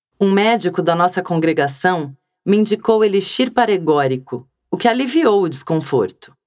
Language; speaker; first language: Portuguese; native; Portuguese